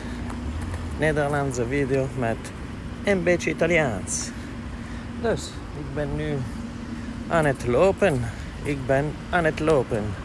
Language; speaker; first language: Dutch; non-native, fluent; Italian